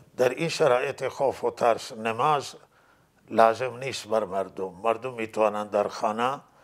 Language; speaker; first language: Persian; non-native, local second language; Baluchi